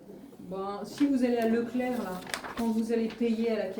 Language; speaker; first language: French; native; French